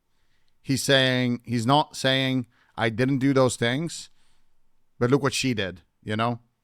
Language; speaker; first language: English; native; English